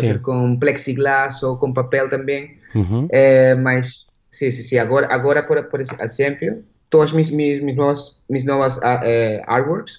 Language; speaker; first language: Portuguese; non-native, learner; Spanish